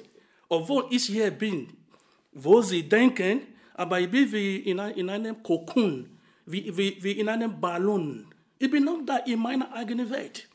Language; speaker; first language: German; non-native, fluent; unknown